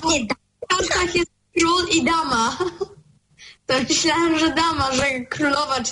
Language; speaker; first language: Polish; early bilingual, heritage; Polish